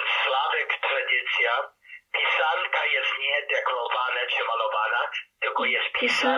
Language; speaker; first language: Polish; early bilingual, heritage; Polish